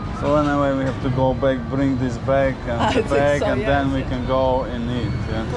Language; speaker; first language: English; non-native, fluent; Polish